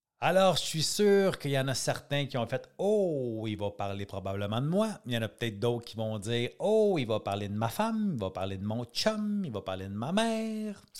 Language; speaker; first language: French; native; French